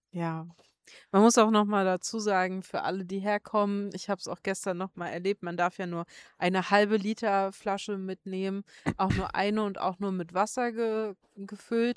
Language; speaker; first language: German; native; German